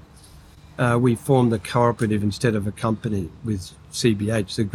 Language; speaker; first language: English; native; English